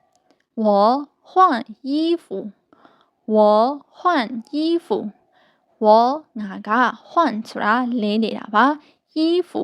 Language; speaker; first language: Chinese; non-native, fluent; Burmese